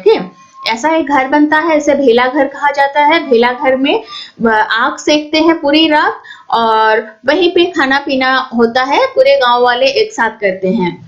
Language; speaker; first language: Hindi; non-native, local second language; Assamese